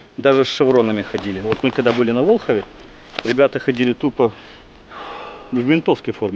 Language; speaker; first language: Russian; non-native, local second language; Ukrainian